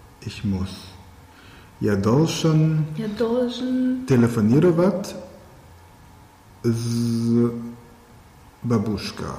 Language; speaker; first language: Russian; non-native, learner; German